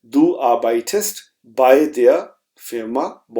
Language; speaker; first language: German; non-native, fluent; Urdu